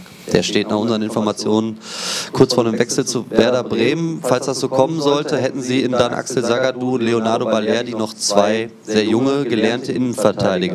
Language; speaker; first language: German; native; German